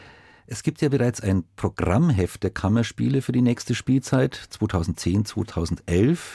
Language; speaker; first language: German; native; German